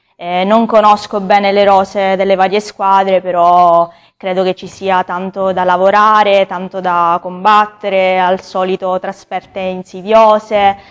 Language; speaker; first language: Italian; native; Italian